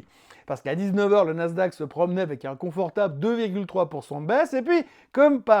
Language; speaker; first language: French; native; French